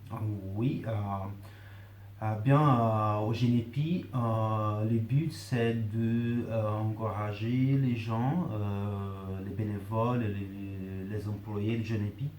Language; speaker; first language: French; non-native, fluent; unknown